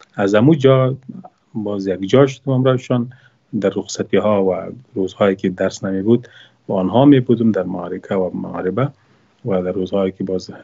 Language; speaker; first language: Persian; native; Persian